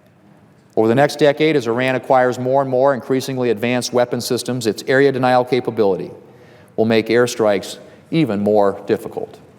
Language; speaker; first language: English; native; English